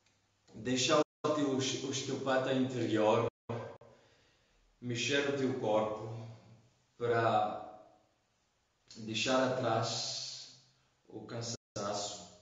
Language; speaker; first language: Portuguese; non-native, fluent; French